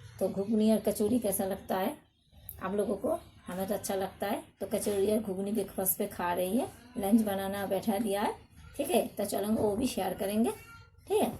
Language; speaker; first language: Hindi; non-native, local second language; Bangla